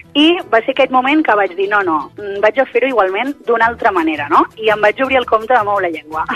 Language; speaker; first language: Catalan; native; Catalan